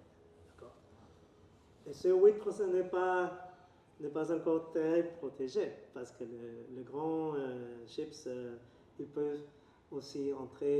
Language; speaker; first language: French; non-native, learner; Spanish